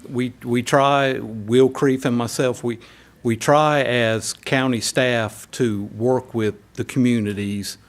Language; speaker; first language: English; native; English